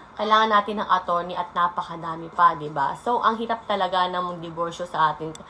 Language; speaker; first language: Filipino; native; Filipino